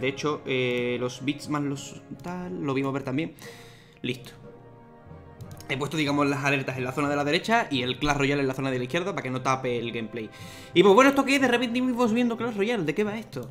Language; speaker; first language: Spanish; native; Spanish